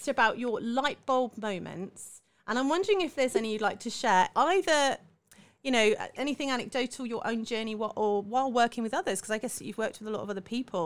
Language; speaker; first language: English; native; English